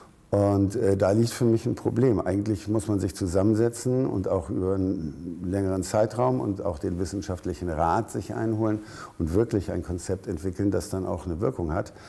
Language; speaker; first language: German; native; German